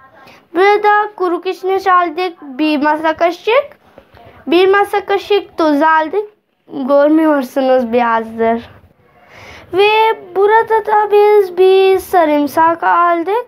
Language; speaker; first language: Turkish; non-native, fluent; Urdu